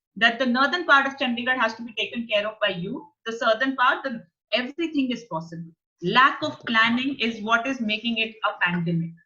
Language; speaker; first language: English; non-native, local second language; Punjabi